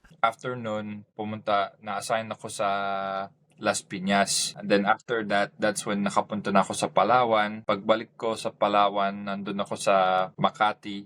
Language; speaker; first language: Filipino; non-native, fluent; English